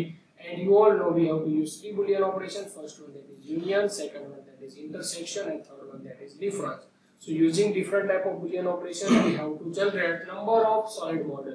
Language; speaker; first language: English; non-native, local second language; Gujarati